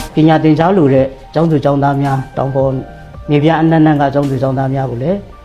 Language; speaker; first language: Burmese; non-native, local second language; Kachin